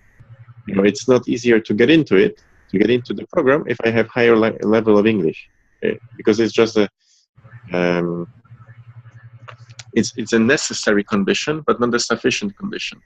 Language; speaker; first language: English; non-native, fluent; Polish